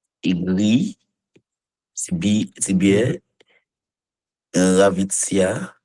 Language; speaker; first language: Russian; non-native, learner; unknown